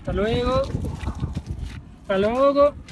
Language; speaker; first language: Spanish; native; Spanish